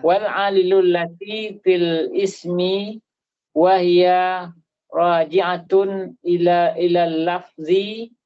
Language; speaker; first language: Arabic; non-native, learner; Indonesian